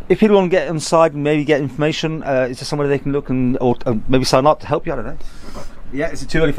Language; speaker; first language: English; native; English